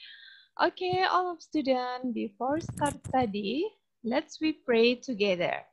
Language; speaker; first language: English; non-native, learner; Indonesian